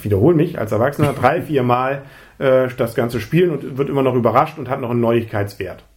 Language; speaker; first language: German; native; German